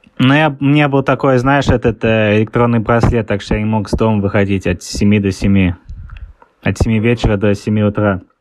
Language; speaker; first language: Russian; early bilingual, heritage; Russian